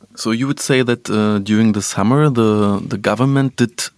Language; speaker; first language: English; non-native, fluent; German